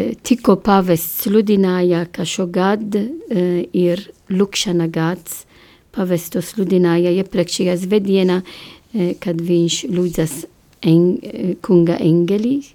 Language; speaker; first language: Latvian; non-native, learner; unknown